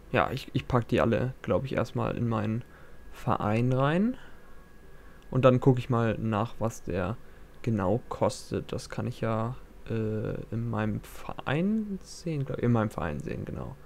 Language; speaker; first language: German; native; German